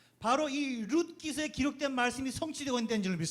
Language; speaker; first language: Korean; native; Korean